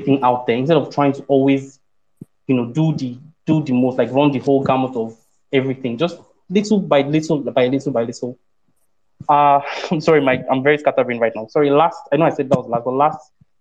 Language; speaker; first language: English; non-native, local second language; Yoruba